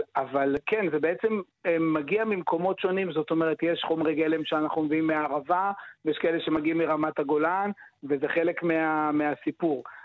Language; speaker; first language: Hebrew; native; Hebrew